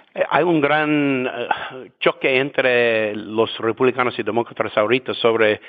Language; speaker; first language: Spanish; non-native, fluent; English